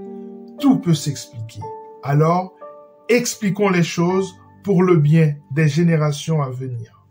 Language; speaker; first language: French; non-native, local second language; Haitian Creole